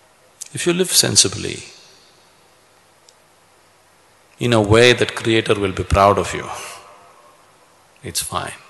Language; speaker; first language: English; non-native, local second language; Kannada